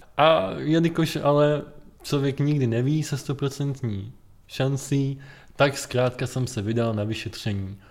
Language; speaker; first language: Czech; native; Czech